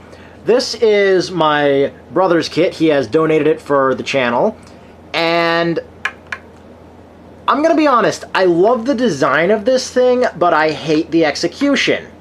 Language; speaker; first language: English; native; English